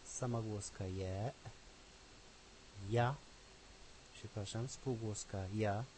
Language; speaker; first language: Polish; non-native, learner; Arabic